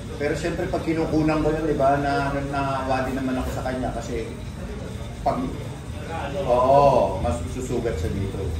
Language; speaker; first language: Filipino; native; Filipino